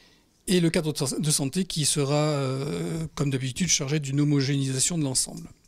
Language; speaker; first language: French; native; French